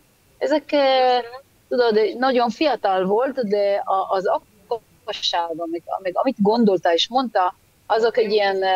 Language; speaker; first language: Hungarian; early bilingual, heritage; Hebrew